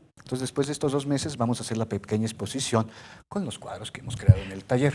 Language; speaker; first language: Spanish; early bilingual, heritage; Spanish